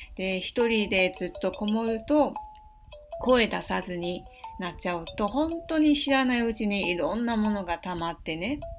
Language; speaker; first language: Japanese; non-native, fluent; Chinese